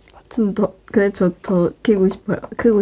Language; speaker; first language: Korean; non-native, fluent; Chinese